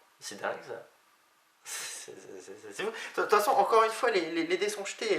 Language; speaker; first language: French; native; French